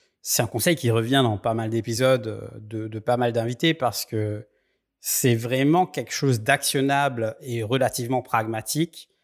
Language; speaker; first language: French; native; French